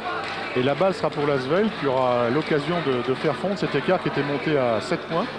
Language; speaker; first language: French; native; French